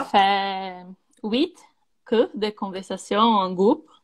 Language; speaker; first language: French; non-native, learner; Portuguese